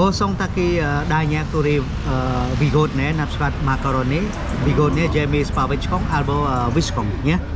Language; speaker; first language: Polish; non-native, learner; Khmer